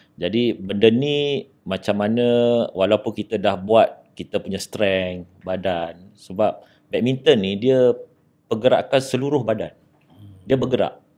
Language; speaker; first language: Malay; native; Malay